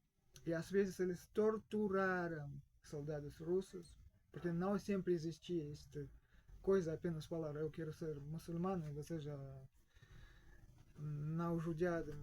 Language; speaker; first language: Portuguese; non-native, fluent; Russian